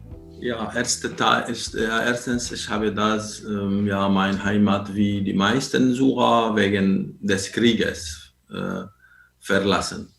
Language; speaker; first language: German; non-native, learner; Arabic